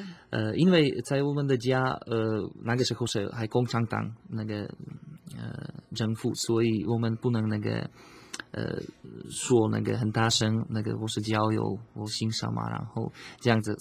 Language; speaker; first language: Chinese; non-native, fluent; Slovak